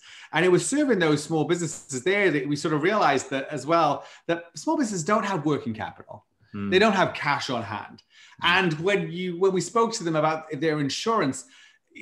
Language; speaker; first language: English; native; English